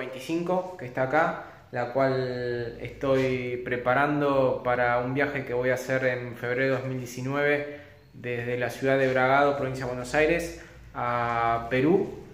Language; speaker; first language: Spanish; native; Spanish